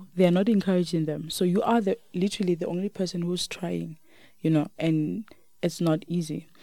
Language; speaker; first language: English; non-native, local second language; Northern Sotho